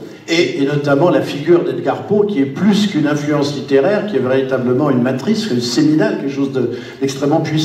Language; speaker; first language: French; native; French